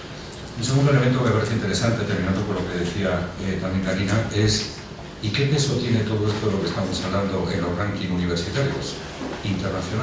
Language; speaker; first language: Spanish; native; Spanish